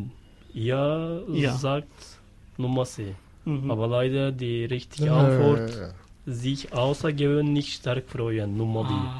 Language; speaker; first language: German; non-native, learner; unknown